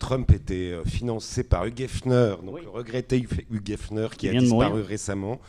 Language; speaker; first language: French; native; French